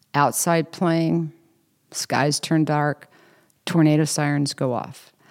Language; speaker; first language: English; native; English